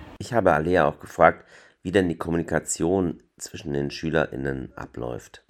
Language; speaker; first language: German; native; German